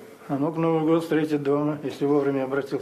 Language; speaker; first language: Russian; native; Russian